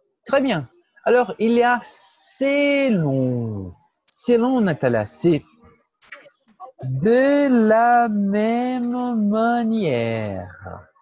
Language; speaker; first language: French; non-native, fluent; Portuguese